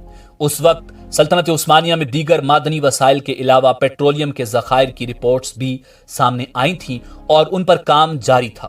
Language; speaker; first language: Urdu; native; Urdu